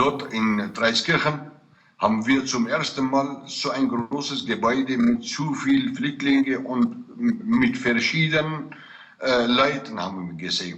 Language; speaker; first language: German; non-native, fluent; Kurdish